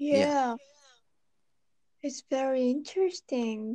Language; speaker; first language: English; non-native, learner; Japanese